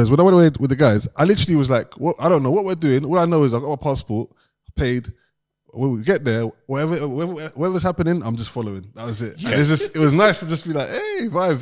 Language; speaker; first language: English; native; English